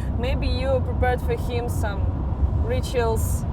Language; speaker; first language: English; non-native, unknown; Russian